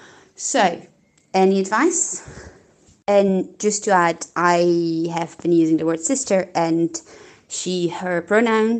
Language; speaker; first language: English; non-native, fluent; Polish